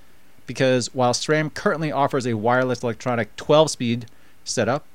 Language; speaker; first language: English; native; English